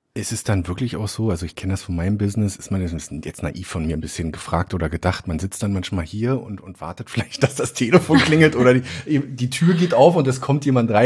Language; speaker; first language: German; native; German